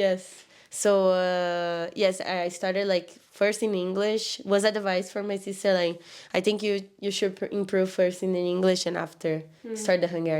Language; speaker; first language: English; non-native, learner; Portuguese